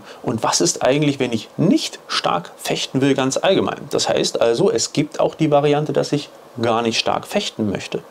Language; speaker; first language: German; native; German